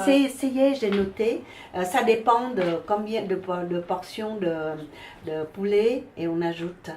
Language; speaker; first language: French; early bilingual, other home language; Vietnamese